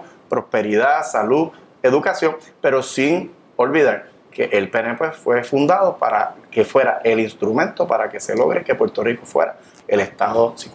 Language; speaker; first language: Spanish; native; Spanish